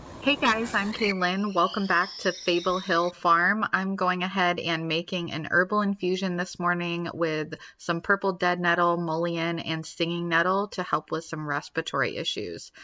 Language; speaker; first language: English; native; English